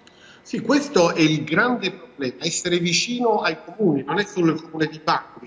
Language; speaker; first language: Italian; native; Italian